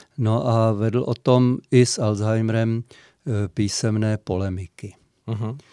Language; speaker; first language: Czech; native; Czech